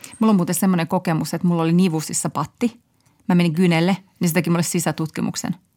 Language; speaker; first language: Finnish; native; Finnish